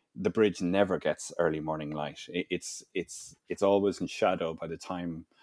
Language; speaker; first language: English; native; English